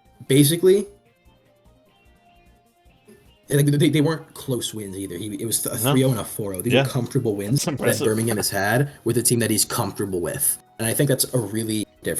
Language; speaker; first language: English; native; English